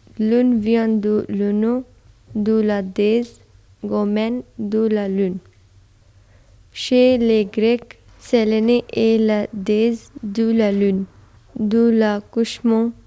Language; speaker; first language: French; non-native, learner; Urdu